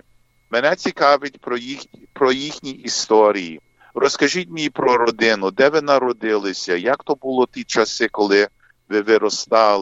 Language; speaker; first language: Ukrainian; early bilingual, heritage; English